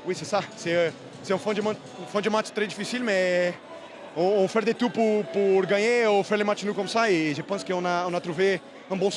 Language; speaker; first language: French; non-native, learner; Portuguese